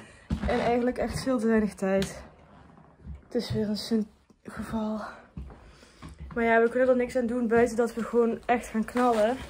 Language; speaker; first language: Dutch; native; Dutch